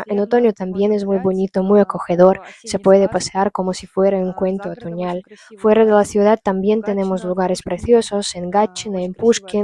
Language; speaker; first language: Spanish; non-native, fluent; Russian